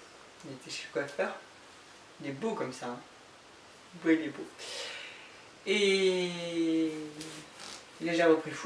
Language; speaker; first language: French; native; French